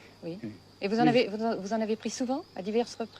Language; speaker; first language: French; native; French